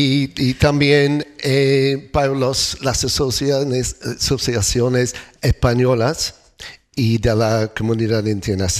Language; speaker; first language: Spanish; non-native, learner; English